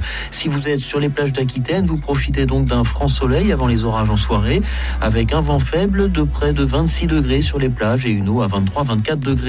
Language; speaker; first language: French; native; French